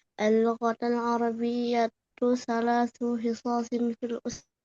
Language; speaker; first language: Arabic; non-native, learner; Indonesian